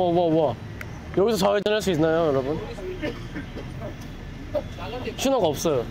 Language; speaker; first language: Korean; native; Korean